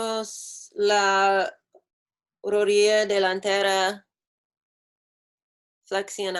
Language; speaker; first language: Spanish; non-native, learner; English